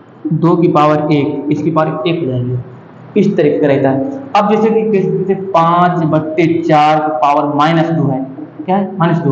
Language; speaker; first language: Hindi; native; Hindi